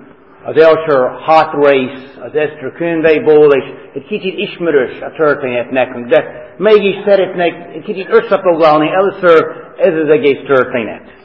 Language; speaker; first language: Hungarian; non-native, fluent; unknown